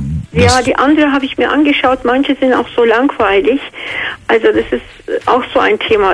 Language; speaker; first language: German; non-native, fluent; Georgian